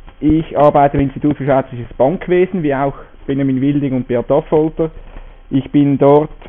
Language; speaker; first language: German; native; German